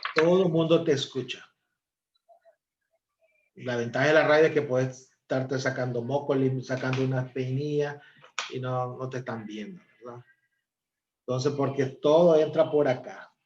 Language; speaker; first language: Spanish; native; Spanish